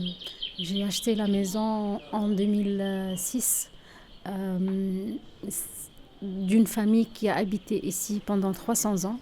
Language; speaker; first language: French; non-native, local second language; Arabic